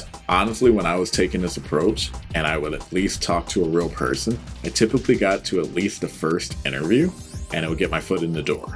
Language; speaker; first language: English; native; English